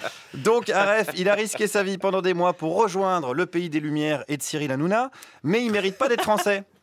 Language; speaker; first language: French; native; French